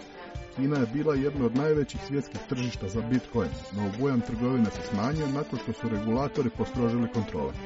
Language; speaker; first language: Serbian; native; Serbian